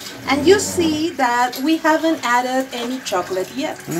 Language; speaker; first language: English; non-native, fluent; Spanish